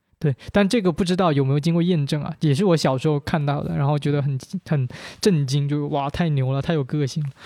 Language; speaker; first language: Chinese; non-native, local second language; Min Nan Chinese